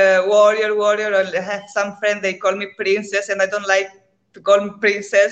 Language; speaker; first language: English; non-native, learner; Greek